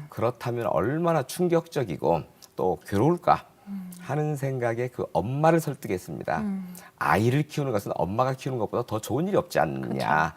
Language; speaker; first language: Korean; native; Korean